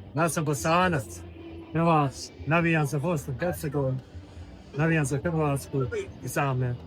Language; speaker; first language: Bosnian; early bilingual, heritage; Bosnian